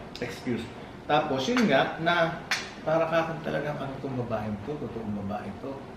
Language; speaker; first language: Filipino; native; Filipino